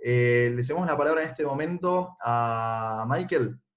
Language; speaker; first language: Spanish; native; Spanish